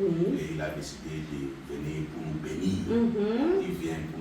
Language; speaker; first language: French; non-native, local second language; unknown